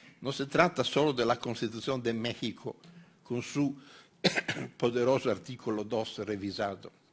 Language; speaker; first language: Spanish; non-native, fluent; Italian